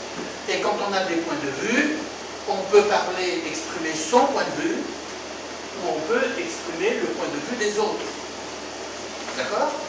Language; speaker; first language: French; native; French